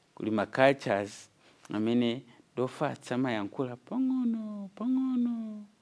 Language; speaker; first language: Nyanja; non-native, fluent; Nyankole